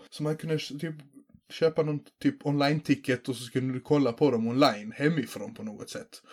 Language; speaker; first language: Swedish; early bilingual, other home language; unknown